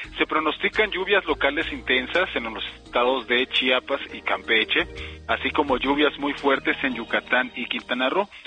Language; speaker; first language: Spanish; native; Spanish